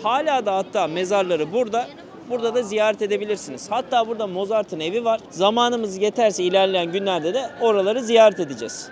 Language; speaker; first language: Turkish; native; Turkish